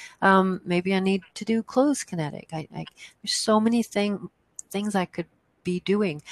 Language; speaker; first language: English; native; English